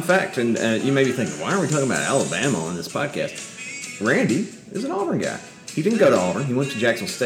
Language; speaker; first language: English; native; English